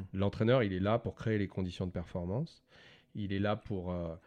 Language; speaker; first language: French; native; French